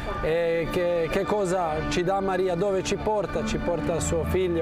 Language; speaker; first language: Italian; non-native, fluent; Croatian